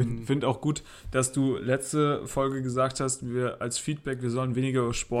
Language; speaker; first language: German; native; German